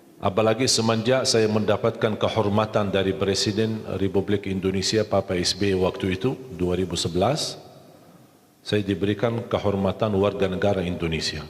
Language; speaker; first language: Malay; non-native, fluent; Arabic